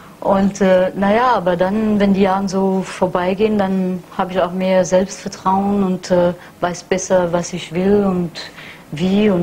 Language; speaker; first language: German; early bilingual, heritage; German